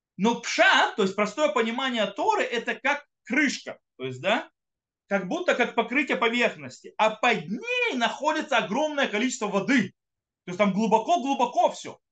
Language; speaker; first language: Russian; early bilingual, heritage; Russian